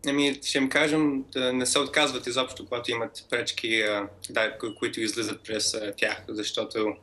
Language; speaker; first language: Bulgarian; early bilingual, heritage; Bulgarian